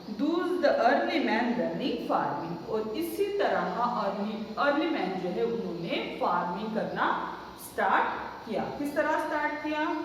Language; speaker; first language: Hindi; non-native, local second language; Marathi